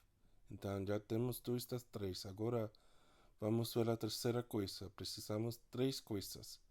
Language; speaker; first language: Portuguese; non-native, fluent; English